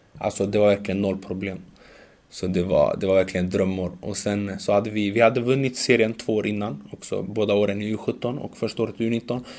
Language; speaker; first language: Swedish; early bilingual, other home language; Macedonian